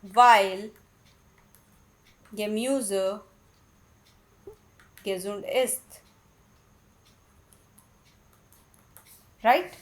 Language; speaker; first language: German; non-native, fluent; Hindi